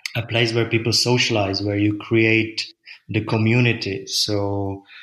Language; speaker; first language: English; non-native, fluent; Czech